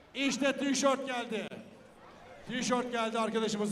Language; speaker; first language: Turkish; native; Turkish